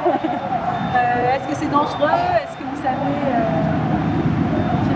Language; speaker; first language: French; native; French